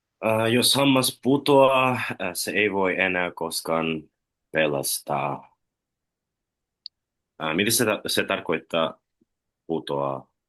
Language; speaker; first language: Finnish; non-native, learner; Russian